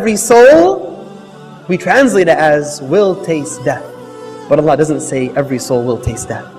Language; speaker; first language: English; native; English